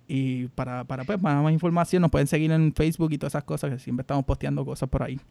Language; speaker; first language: Spanish; native; Spanish